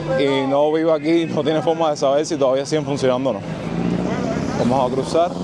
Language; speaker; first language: Spanish; native; Spanish